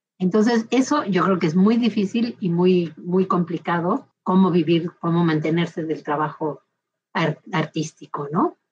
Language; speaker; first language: Spanish; native; Spanish